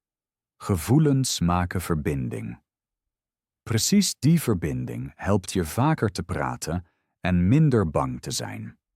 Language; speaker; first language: Dutch; non-native, fluent; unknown